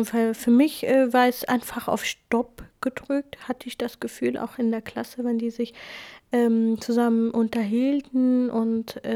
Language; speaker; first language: German; non-native, fluent; Kurdish